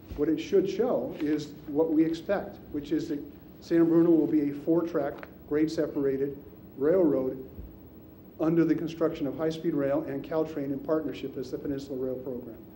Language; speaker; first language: English; native; English